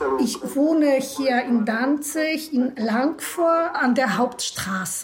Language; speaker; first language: German; non-native, fluent; Polish